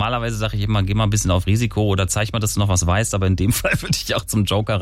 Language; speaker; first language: German; native; German